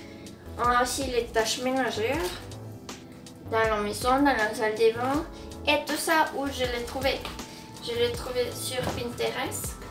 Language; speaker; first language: French; non-native, fluent; Spanish